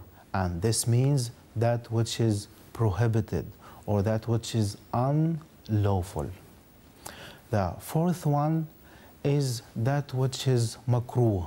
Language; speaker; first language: English; non-native, fluent; Arabic